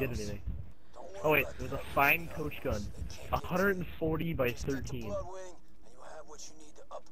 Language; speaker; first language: English; native; English